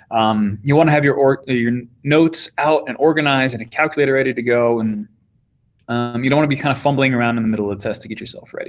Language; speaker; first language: English; native; English